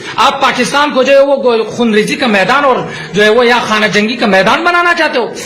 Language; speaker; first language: Urdu; non-native, local second language; Pashto